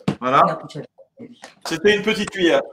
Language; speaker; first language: French; native; French